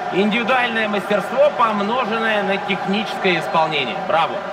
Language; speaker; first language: Russian; native; Russian